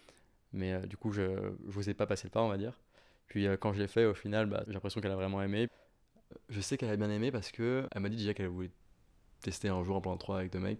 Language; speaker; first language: French; native; French